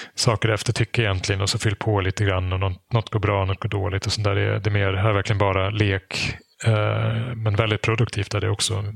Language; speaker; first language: Swedish; non-native, fluent; German